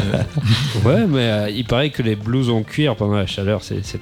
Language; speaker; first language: French; native; French